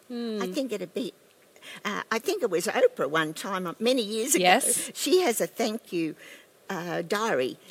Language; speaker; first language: English; native; English